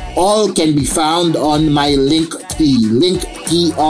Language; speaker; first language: English; non-native, local second language; Filipino